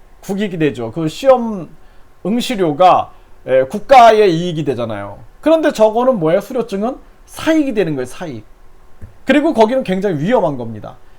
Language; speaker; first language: Korean; native; Korean